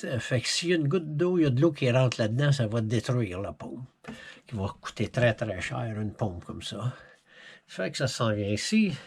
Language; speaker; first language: French; native; French